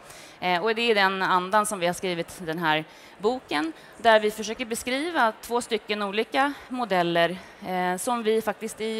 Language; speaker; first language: Swedish; native; Swedish